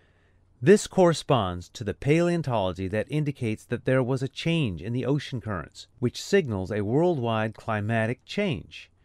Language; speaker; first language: English; native; English